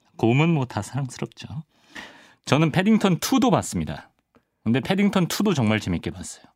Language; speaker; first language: Korean; native; Korean